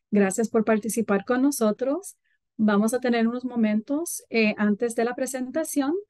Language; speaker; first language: Spanish; early bilingual, heritage; Spanish